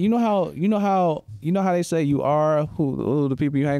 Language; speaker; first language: English; native; English